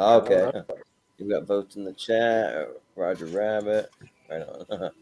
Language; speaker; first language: English; native; English